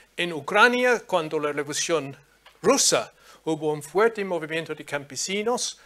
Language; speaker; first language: Spanish; non-native, fluent; English